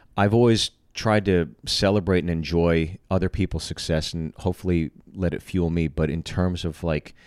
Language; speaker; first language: English; native; English